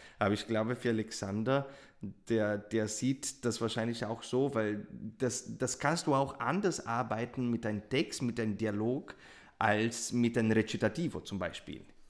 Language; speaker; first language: German; non-native, fluent; Portuguese